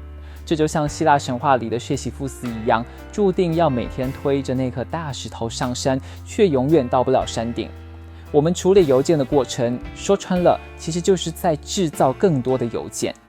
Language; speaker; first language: Chinese; native; Chinese